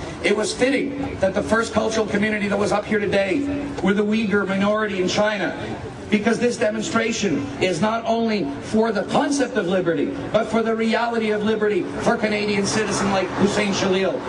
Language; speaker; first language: English; native; English